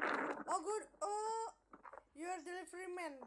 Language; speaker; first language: English; non-native, learner; Indonesian